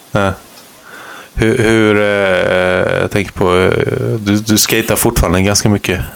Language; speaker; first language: Swedish; native; Swedish